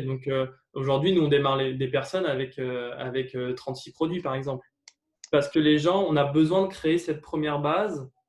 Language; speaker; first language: French; native; French